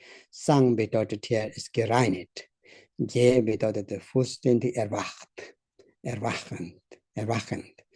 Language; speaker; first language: German; non-native, learner; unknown